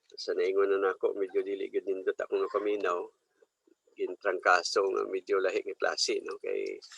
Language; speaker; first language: Cebuano; non-native, local second language; Hiligaynon